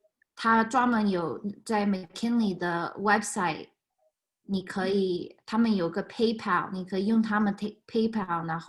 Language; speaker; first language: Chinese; early bilingual, heritage; Chinese